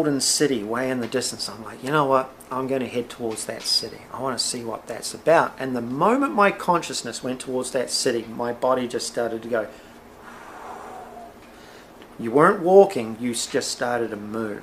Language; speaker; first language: English; native; English